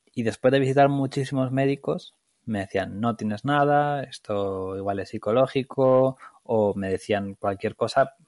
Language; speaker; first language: Spanish; native; Spanish